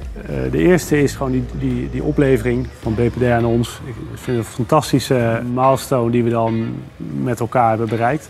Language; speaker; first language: Dutch; native; Dutch